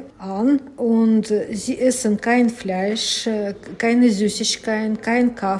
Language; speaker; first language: German; non-native, learner; Russian